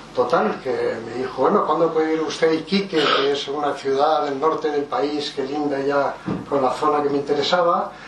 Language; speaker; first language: Spanish; early bilingual, other home language; French